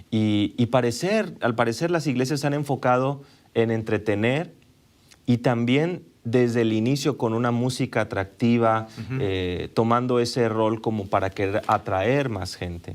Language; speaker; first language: Spanish; native; Spanish